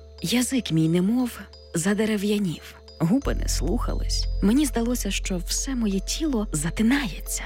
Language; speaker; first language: Ukrainian; native; Ukrainian